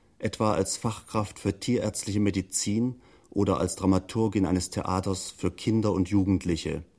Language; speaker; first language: German; native; German